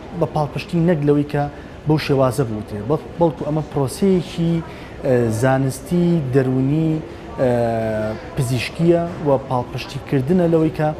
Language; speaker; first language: Central Kurdish; native; Central Kurdish